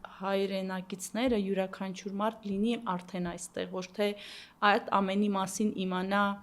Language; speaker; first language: Armenian; early bilingual, heritage; Armenian